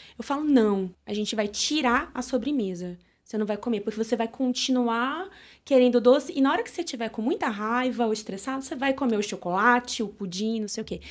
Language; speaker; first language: Portuguese; native; Portuguese